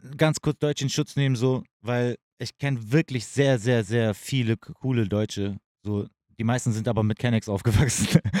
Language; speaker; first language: German; early bilingual, other home language; Turkish